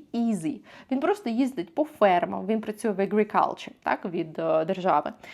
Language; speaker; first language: Ukrainian; native; Ukrainian